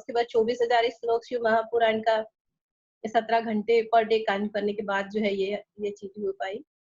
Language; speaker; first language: Hindi; non-native, local second language; Chhattisgarhi